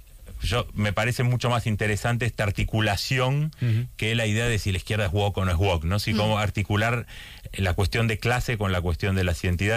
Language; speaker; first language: Spanish; native; Spanish